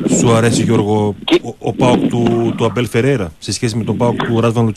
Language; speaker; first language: Greek; native; Greek